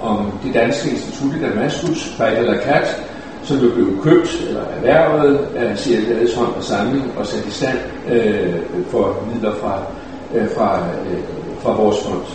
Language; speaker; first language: Danish; native; Danish